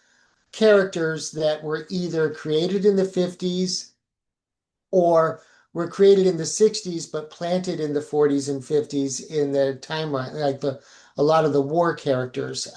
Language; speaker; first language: English; native; English